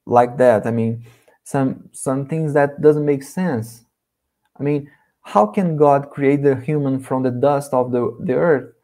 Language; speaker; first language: English; non-native, learner; Portuguese